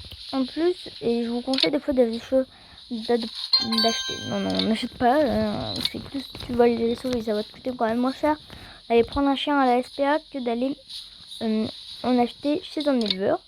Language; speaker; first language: French; native; French